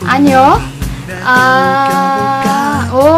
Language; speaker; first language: Korean; non-native, learner; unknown